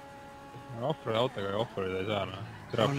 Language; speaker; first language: Estonian; native; Estonian